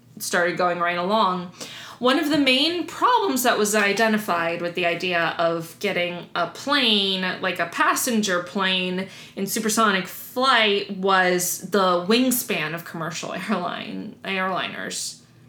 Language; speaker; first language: English; native; English